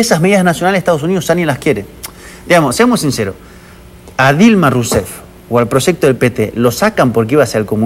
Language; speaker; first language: Spanish; native; Spanish